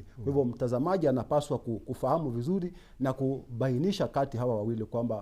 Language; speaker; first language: Swahili; native; Swahili